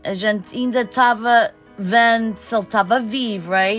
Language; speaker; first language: Portuguese; early bilingual, heritage; Portuguese